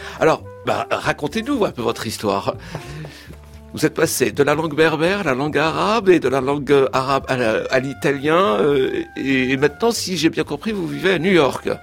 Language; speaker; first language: French; native; French